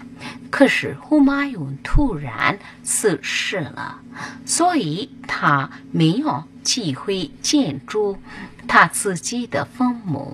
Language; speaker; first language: Chinese; non-native, fluent; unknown